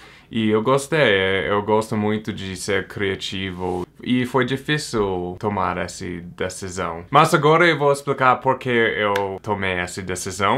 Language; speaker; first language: Portuguese; non-native, fluent; English